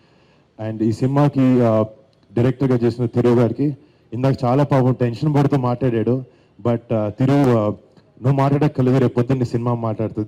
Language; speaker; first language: Telugu; native; Telugu